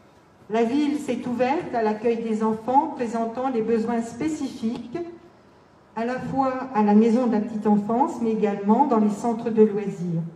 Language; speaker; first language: French; native; French